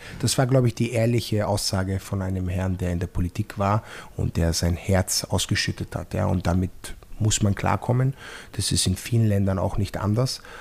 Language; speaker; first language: German; non-native, fluent; Italian